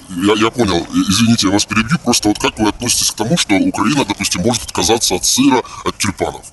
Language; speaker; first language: Russian; native; Russian